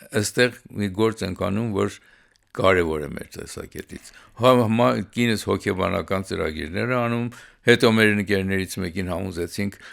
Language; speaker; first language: Armenian; early bilingual, heritage; Armenian